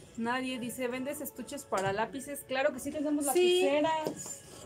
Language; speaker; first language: Spanish; native; Spanish